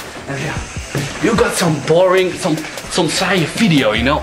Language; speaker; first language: English; non-native, learner; Dutch